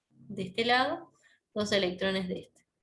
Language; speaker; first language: Spanish; native; Spanish